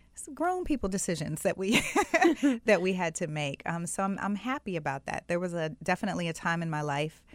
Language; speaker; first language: English; native; English